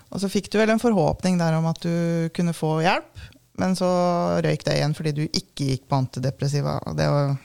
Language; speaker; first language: Norwegian; native; Norwegian